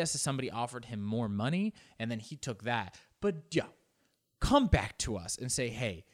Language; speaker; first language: English; early bilingual, other home language; Spanish